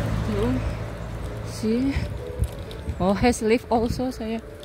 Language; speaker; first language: English; non-native, learner; Indonesian